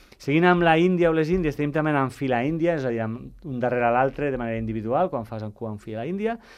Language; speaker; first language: Catalan; native; Catalan